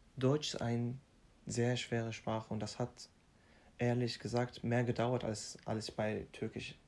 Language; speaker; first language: German; non-native, fluent; Arabic